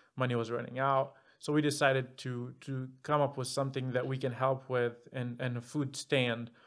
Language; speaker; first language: English; non-native, fluent; Arabic